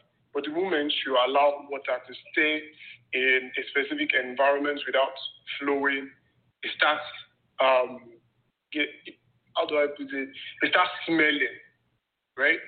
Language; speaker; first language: English; non-native, local second language; Yoruba